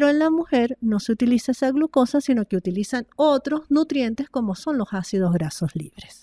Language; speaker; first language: Spanish; native; Spanish